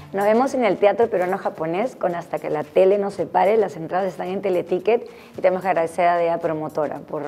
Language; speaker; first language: Spanish; native; Spanish